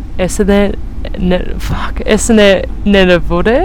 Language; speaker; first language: Italian; non-native, learner; English